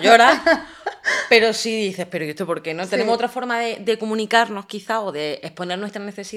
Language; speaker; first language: Spanish; native; Spanish